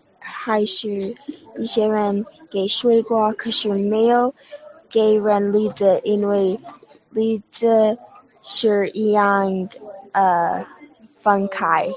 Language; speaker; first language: Chinese; non-native, learner; English